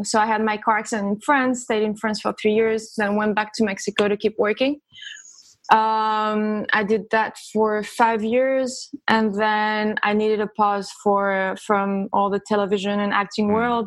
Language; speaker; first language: English; early bilingual, other home language; French